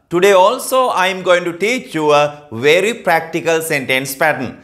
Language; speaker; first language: English; non-native, local second language; Sinhala